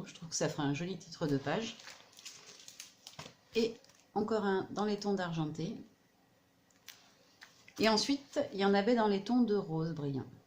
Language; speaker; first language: French; native; French